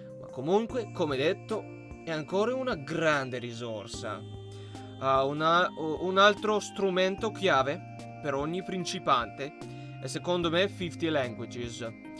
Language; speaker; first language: Italian; non-native, learner; Russian